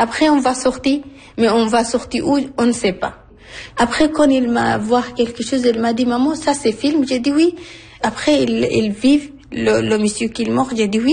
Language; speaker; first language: French; non-native, learner; Arabic